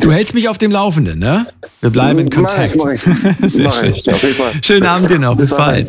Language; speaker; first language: German; native; German